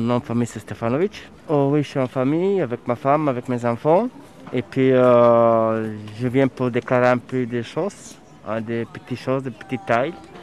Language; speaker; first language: French; non-native, learner; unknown